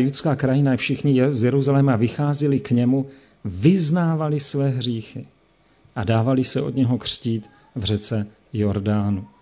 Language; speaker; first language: Czech; native; Czech